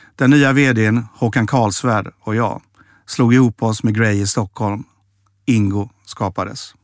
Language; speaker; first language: Swedish; native; Swedish